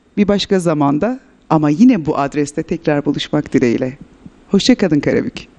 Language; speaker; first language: Turkish; native; Turkish